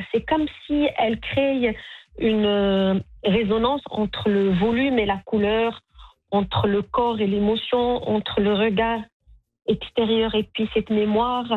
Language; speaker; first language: French; non-native, local second language; Arabic